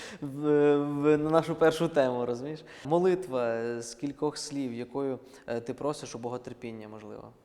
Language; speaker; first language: Ukrainian; native; Ukrainian